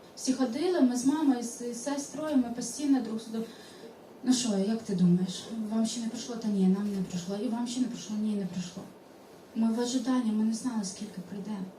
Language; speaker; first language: Ukrainian; non-native, local second language; Russian